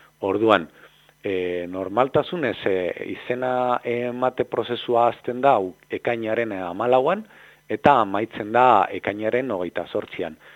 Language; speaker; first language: Basque; native; Basque